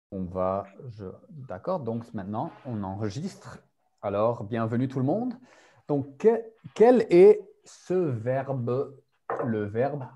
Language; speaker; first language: French; non-native, fluent; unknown